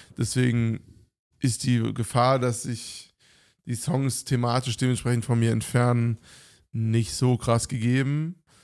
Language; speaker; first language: German; native; German